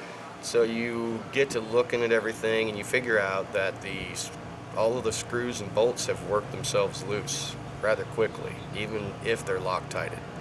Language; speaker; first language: English; native; English